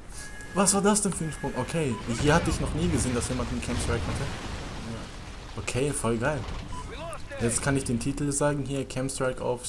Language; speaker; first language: German; native; German